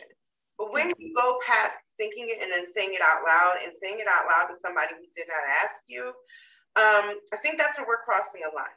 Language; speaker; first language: English; native; English